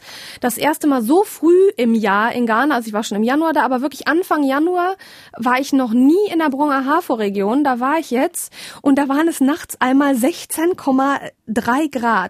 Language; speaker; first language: German; native; German